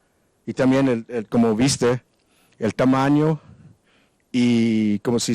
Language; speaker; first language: Spanish; non-native, learner; English